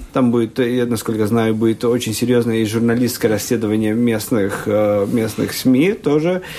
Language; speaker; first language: Russian; native; Russian